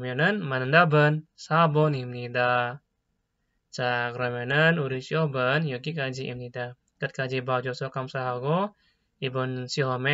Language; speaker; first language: Korean; non-native, fluent; Indonesian